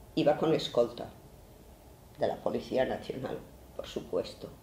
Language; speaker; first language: Spanish; native; Spanish